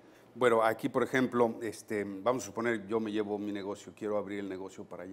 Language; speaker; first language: Spanish; native; Spanish